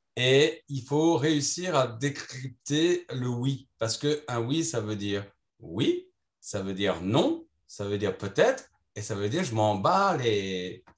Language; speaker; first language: French; native; French